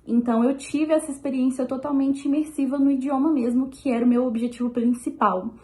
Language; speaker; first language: Portuguese; native; Portuguese